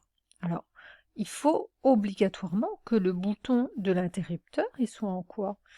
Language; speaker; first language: French; native; French